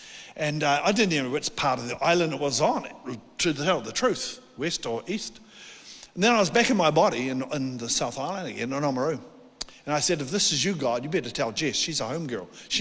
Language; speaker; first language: English; native; English